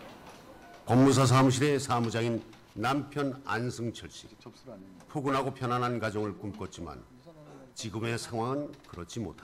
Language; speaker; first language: Korean; native; Korean